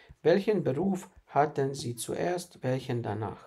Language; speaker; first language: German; non-native, fluent; Bosnian